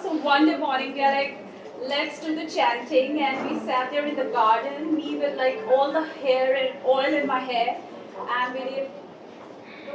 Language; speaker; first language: English; non-native, local second language; Hindi